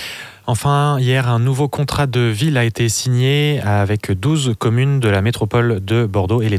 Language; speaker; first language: French; native; French